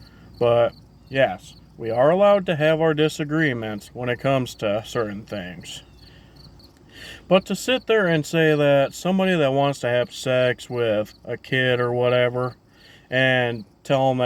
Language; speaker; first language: English; native; English